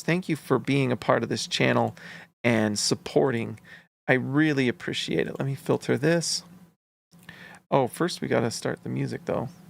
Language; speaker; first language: English; native; English